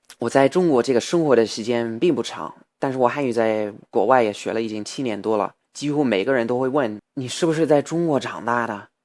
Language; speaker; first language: Chinese; non-native, fluent; English